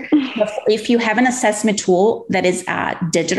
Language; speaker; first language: English; non-native, fluent; Portuguese